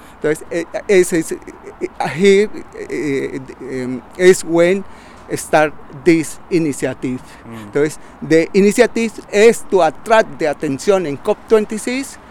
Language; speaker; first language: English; non-native, learner; Spanish